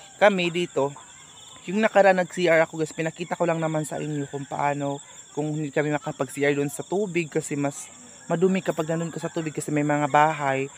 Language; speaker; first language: Filipino; non-native, local second language; Cebuano